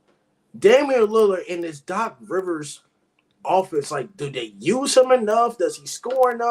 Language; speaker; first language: English; native; English